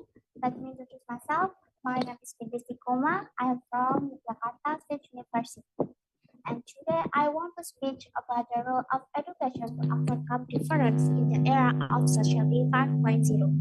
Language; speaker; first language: English; non-native, learner; Indonesian